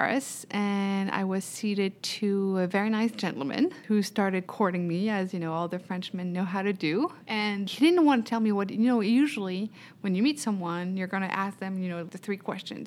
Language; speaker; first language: English; non-native, fluent; French